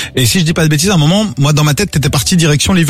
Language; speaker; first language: French; native; French